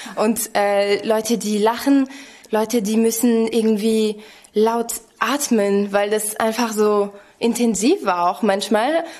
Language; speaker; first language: German; non-native, fluent; French